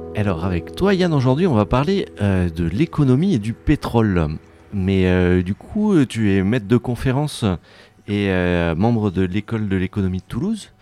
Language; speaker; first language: French; native; French